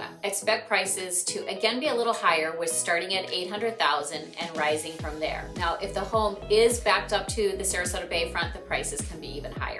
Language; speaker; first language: English; native; English